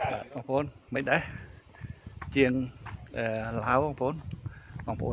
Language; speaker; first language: Dutch; non-native, learner; Khmer